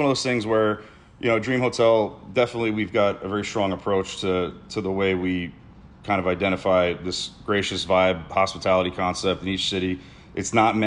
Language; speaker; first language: English; native; English